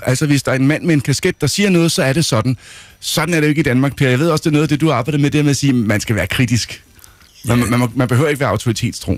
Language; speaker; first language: Danish; native; Danish